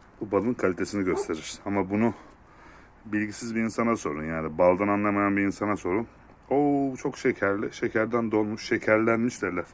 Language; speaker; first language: Turkish; native; Turkish